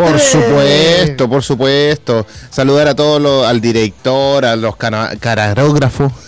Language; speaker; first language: Spanish; native; Spanish